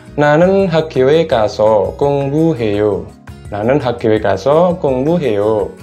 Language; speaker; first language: Korean; non-native, fluent; Indonesian